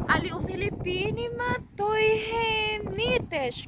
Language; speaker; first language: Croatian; non-native, learner; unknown